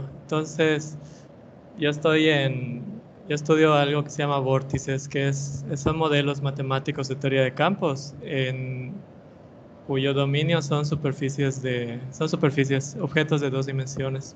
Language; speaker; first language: Spanish; native; Spanish